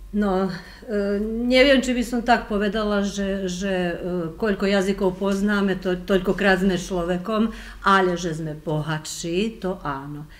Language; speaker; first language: Slovak; native; Slovak